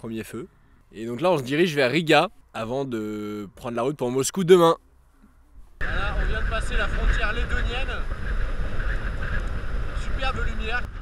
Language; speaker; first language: French; native; French